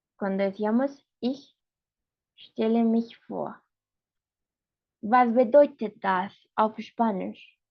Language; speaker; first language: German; non-native, fluent; Spanish